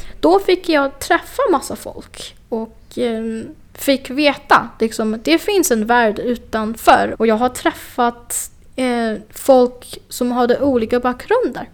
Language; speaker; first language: Swedish; non-native, fluent; Chinese